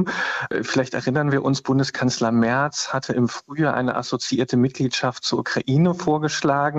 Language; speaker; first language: German; native; German